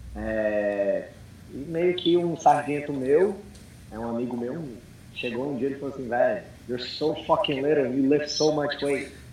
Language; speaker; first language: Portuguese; early bilingual, heritage; Portuguese